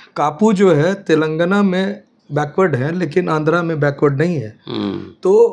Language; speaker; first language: Hindi; native; Hindi